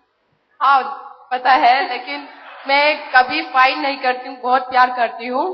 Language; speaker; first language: Hindi; non-native, local second language; Manipuri